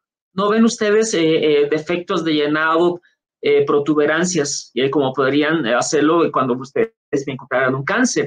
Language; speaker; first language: Spanish; native; Spanish